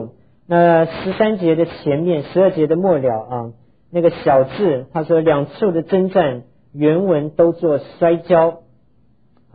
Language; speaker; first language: Chinese; native; Chinese